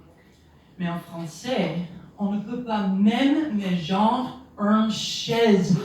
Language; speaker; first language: French; non-native, learner; English